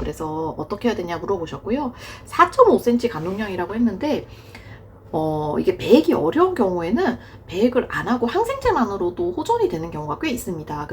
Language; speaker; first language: Korean; native; Korean